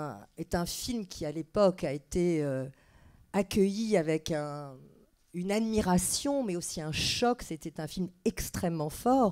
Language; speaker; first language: French; native; French